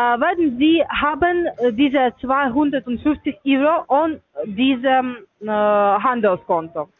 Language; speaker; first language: German; non-native, learner; Russian